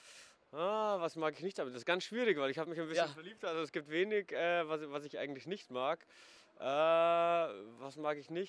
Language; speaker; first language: German; native; German